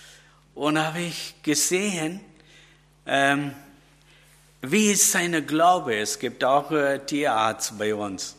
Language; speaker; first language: German; non-native, learner; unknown